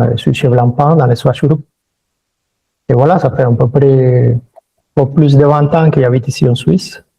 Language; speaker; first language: French; early bilingual, other home language; Spanish